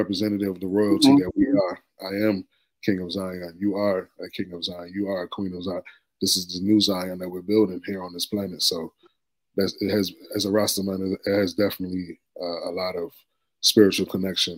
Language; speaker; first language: English; native; English